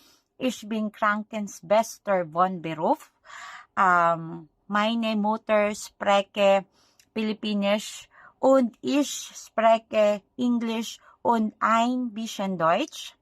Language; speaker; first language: German; non-native, learner; Filipino